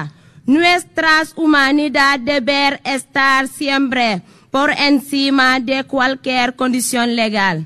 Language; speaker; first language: Spanish; non-native, fluent; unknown